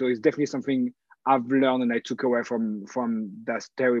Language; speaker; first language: English; non-native, fluent; French